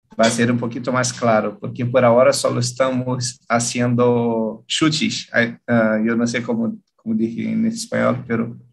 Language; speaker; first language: Spanish; non-native, learner; Portuguese